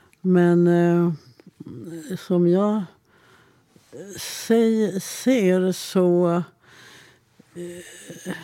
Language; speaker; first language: Swedish; non-native, fluent; Hungarian